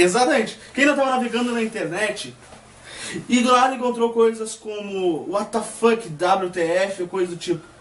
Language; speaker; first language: Portuguese; native; Portuguese